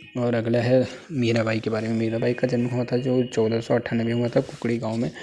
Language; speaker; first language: Hindi; native; Hindi